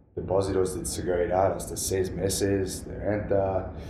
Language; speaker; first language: Spanish; non-native, learner; English